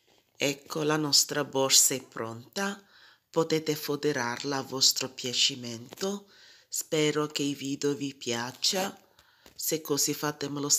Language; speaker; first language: Italian; non-native, fluent; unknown